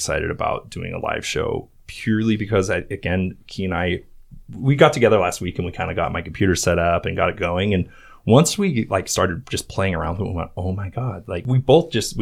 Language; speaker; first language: English; native; English